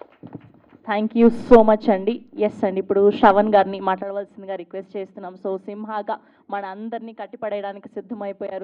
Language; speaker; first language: Telugu; native; Telugu